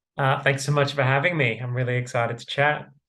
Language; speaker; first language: English; native; English